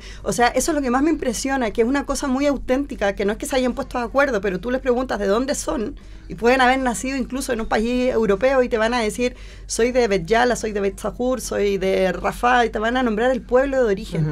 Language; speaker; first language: Spanish; native; Spanish